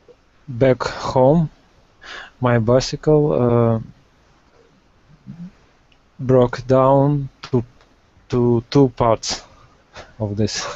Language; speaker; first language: English; non-native, learner; Russian